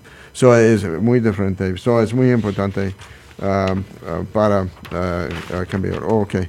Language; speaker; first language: Spanish; non-native, learner; English